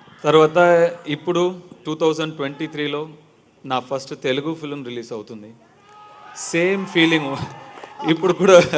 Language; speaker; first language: Telugu; non-native, learner; Tamil